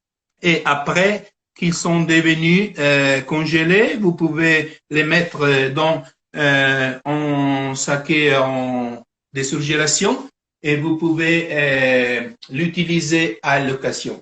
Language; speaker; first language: French; non-native, fluent; Italian